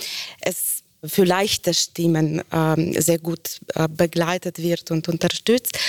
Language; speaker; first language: German; non-native, fluent; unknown